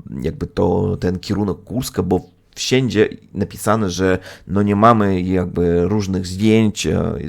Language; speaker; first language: Polish; non-native, fluent; Russian